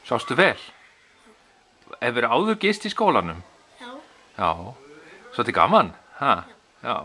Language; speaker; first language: Icelandic; native; Icelandic